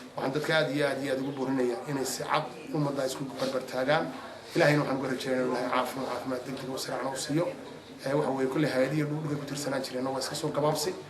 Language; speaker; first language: Somali; native; Somali